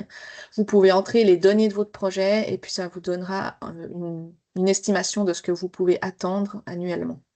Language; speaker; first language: French; native; French